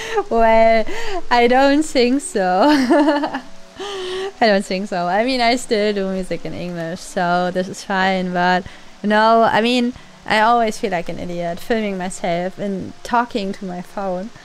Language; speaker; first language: English; non-native, fluent; German